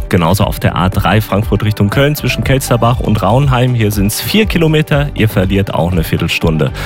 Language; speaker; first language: German; native; German